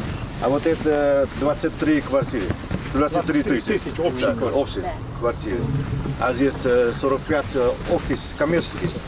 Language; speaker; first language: Russian; non-native, local second language; Kyrgyz